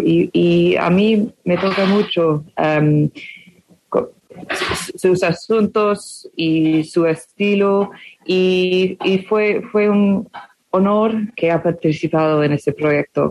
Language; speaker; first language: Spanish; non-native, fluent; English